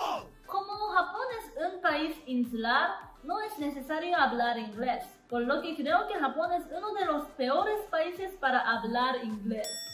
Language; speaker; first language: Spanish; non-native, learner; Japanese